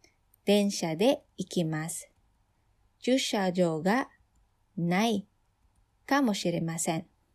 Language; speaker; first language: Japanese; non-native, fluent; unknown